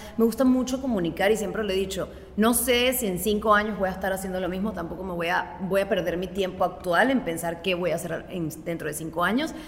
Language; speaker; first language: Spanish; native; Spanish